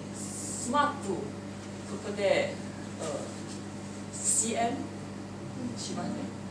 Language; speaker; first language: Japanese; non-native, learner; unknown